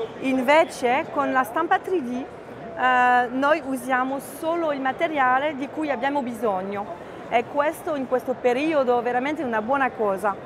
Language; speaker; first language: Italian; non-native, fluent; French